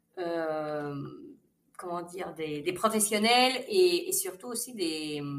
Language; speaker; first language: French; non-native, fluent; Spanish